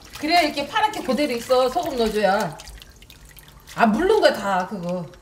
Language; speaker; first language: Korean; native; Korean